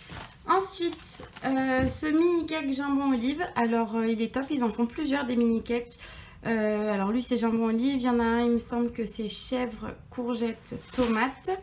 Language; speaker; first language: French; native; French